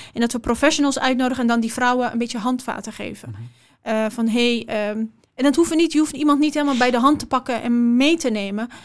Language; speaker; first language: Dutch; early bilingual, other home language; Persian